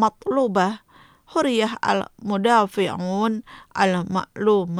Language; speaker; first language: Arabic; non-native, fluent; Indonesian